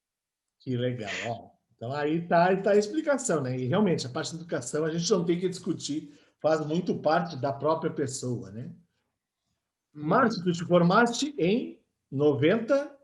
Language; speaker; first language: Portuguese; native; Portuguese